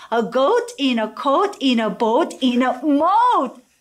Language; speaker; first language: English; non-native, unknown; Korean